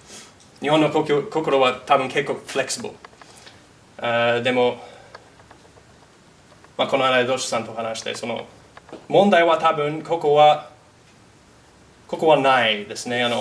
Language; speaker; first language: Japanese; non-native, fluent; English